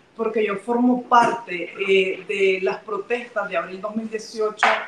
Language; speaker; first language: Spanish; native; Spanish